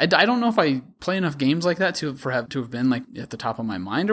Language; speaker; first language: English; native; English